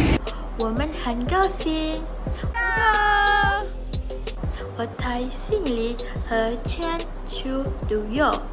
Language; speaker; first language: Chinese; non-native, learner; Malay